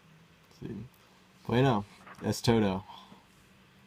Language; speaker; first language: Spanish; non-native, learner; English